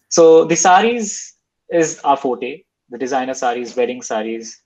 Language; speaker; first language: English; non-native, local second language; Hindi